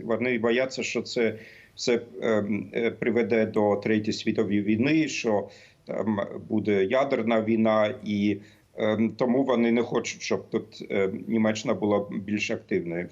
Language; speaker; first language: Ukrainian; non-native, fluent; German